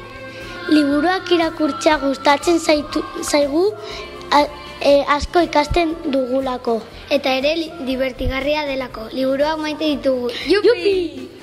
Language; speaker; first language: Basque; non-native, local second language; Spanish